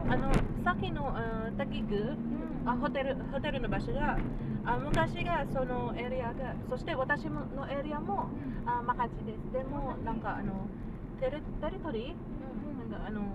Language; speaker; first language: Japanese; non-native, learner; Filipino